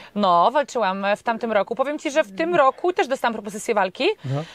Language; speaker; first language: Polish; native; Polish